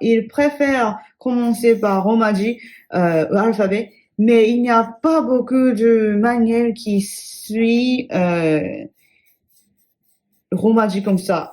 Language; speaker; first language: French; non-native, fluent; Japanese